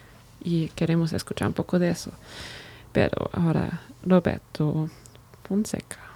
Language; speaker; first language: Spanish; non-native, fluent; German